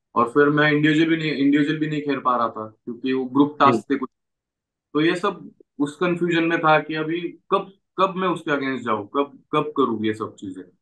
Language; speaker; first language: Hindi; non-native, local second language; Marathi